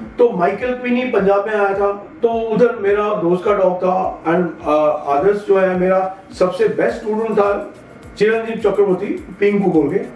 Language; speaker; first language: Hindi; non-native, local second language; Bangla